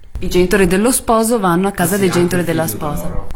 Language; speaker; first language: Italian; native; Italian